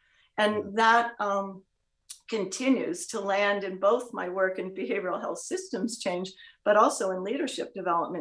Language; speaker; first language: English; native; English